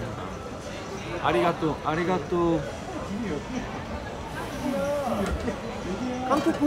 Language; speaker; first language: Japanese; non-native, learner; Korean